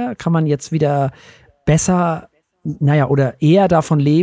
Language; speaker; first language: German; native; German